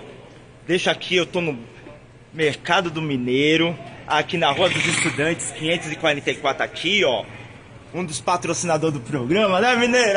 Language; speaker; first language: Portuguese; native; Portuguese